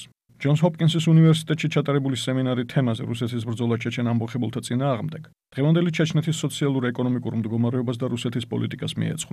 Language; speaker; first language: Georgian; native; Georgian